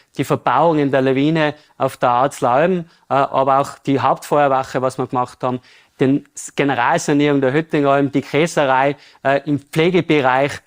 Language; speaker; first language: German; native; German